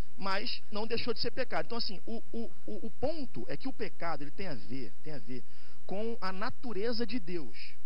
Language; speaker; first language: Portuguese; native; Portuguese